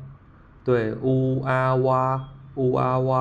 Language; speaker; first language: Chinese; non-native, learner; Khmer